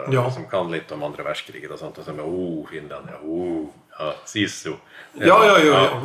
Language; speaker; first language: Swedish; non-native, fluent; Norwegian